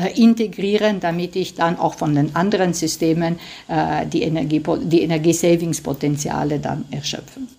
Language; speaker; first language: German; non-native, fluent; Romanian